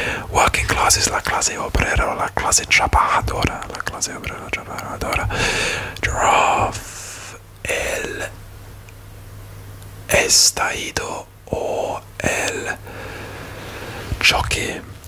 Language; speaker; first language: Spanish; non-native, learner; English